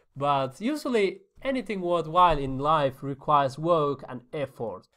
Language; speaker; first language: English; non-native, fluent; Finnish